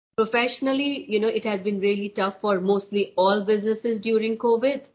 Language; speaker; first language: English; non-native, local second language; Hindi